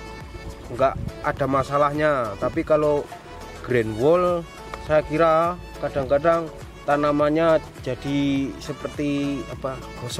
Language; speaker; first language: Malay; non-native, local second language; Javanese